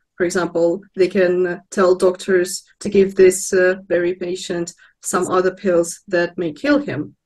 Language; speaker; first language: English; non-native, fluent; Russian